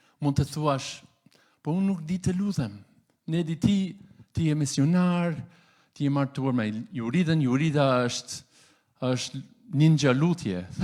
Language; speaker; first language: Albanian; non-native, fluent; English